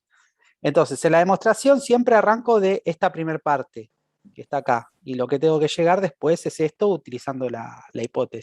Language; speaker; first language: Spanish; native; Spanish